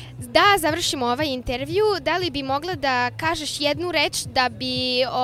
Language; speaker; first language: Serbian; early bilingual, heritage; Serbian